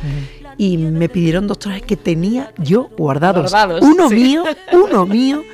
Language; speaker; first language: Spanish; native; Spanish